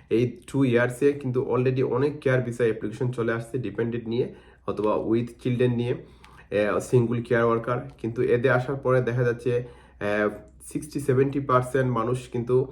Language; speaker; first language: Bangla; non-native, local second language; Sylheti